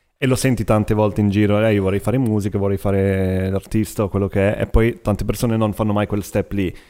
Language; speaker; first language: Italian; native; Italian